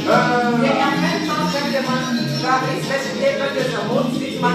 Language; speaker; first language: German; non-native, fluent; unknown